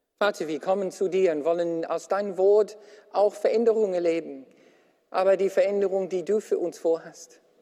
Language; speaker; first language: German; non-native, fluent; English